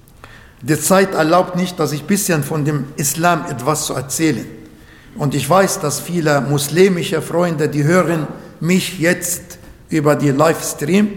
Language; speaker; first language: German; non-native, learner; Arabic